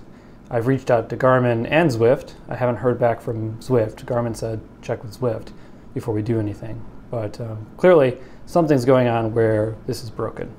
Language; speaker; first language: English; native; English